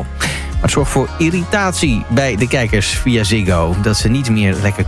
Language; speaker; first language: Dutch; native; Dutch